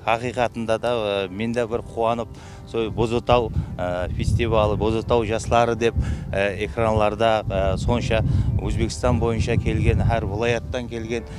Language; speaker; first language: Uzbek; non-native, local second language; Kara-Kalpak